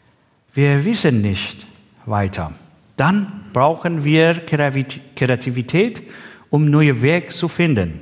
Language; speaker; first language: German; non-native, learner; Persian